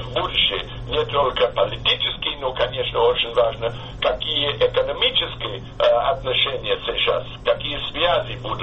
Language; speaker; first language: Russian; non-native, fluent; English